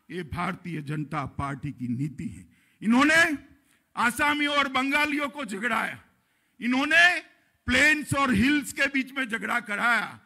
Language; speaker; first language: Hindi; non-native, local second language; Gujarati